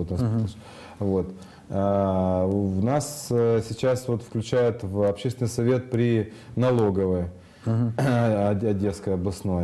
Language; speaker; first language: Russian; native; Russian